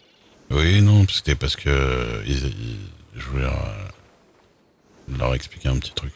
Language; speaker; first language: French; native; French